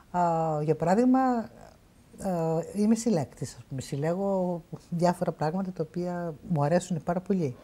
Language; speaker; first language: Greek; native; Greek